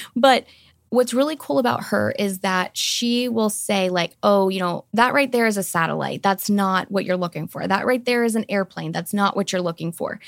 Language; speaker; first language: English; native; English